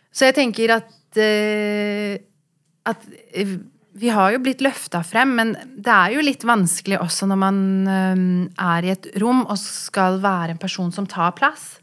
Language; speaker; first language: Norwegian; early bilingual, other home language; Kurdish